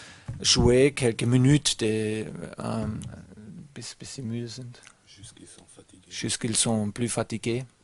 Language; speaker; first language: French; non-native, learner; German